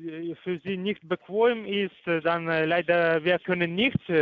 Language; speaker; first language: German; non-native, learner; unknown